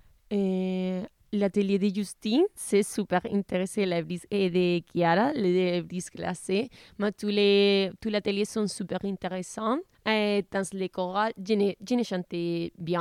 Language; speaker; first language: French; non-native, learner; Italian